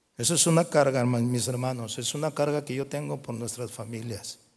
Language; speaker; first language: Spanish; native; Spanish